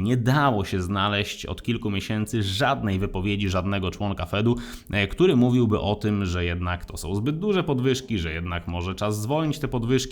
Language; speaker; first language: Polish; native; Polish